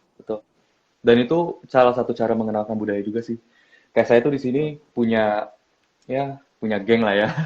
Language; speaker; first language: Indonesian; native; Indonesian